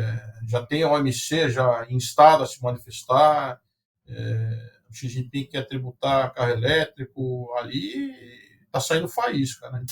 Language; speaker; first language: Portuguese; native; Portuguese